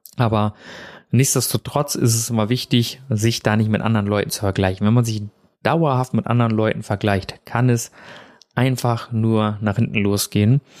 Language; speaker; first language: German; early bilingual, other home language; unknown